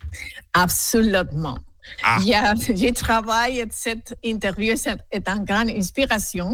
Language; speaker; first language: French; non-native, learner; Spanish